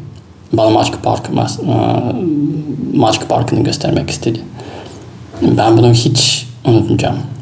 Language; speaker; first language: Turkish; non-native, fluent; Russian